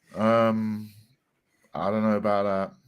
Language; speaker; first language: English; native; English